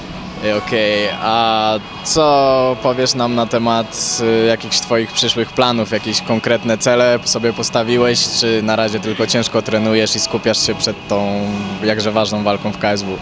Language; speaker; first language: Polish; native; Polish